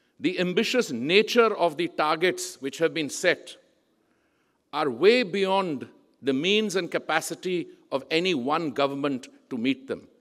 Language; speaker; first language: English; non-native, local second language; Punjabi